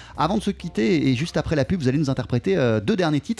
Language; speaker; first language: French; native; French